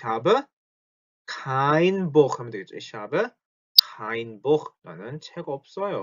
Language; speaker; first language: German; non-native, fluent; Korean